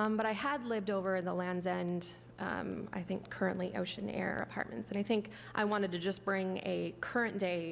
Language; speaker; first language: English; native; English